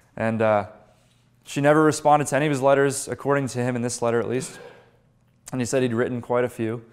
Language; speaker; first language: English; native; English